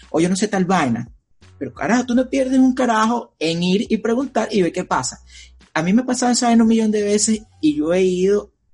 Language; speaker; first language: Spanish; native; Spanish